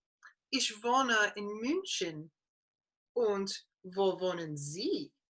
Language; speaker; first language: German; non-native, learner; English